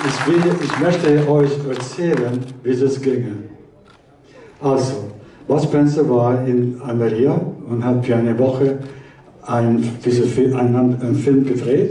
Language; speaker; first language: German; early bilingual, heritage; Italian